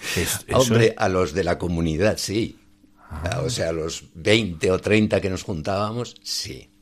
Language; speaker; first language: Spanish; native; Spanish